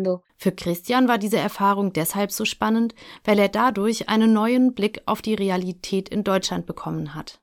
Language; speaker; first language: German; native; German